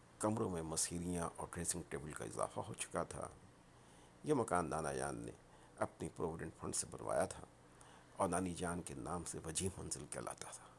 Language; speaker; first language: Urdu; native; Urdu